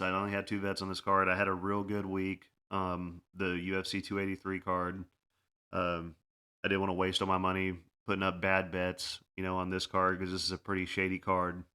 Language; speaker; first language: English; native; English